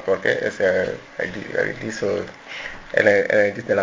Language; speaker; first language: Spanish; non-native, learner; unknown